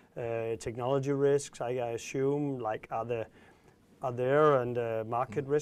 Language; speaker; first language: English; non-native, fluent; Danish